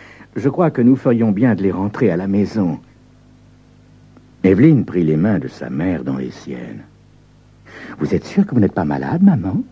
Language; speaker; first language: French; native; French